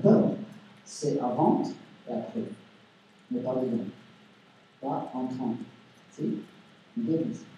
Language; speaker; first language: French; non-native, learner; Spanish